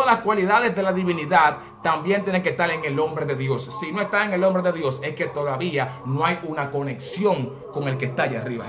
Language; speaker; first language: Spanish; native; Spanish